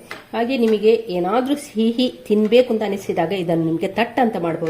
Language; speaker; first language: Kannada; native; Kannada